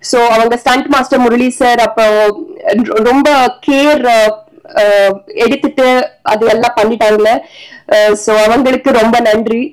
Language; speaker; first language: Tamil; non-native, learner; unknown